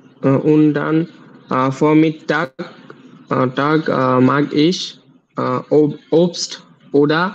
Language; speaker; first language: German; non-native, learner; Bangla